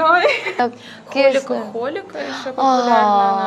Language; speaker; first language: Russian; native; Russian